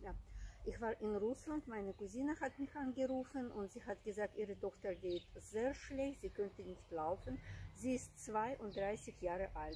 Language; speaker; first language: German; non-native, learner; Russian